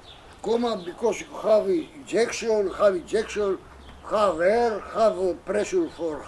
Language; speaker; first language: English; non-native, learner; Greek